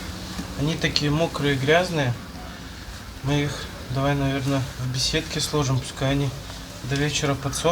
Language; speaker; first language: Russian; native; Russian